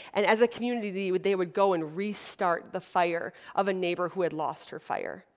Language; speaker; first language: English; native; English